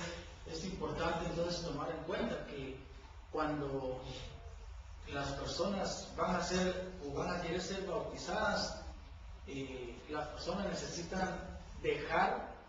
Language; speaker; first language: Spanish; non-native, learner; English